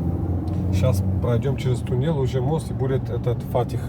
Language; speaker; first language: Russian; non-native, local second language; Kyrgyz